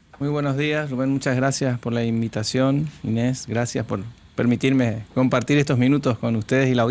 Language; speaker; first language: Spanish; native; Spanish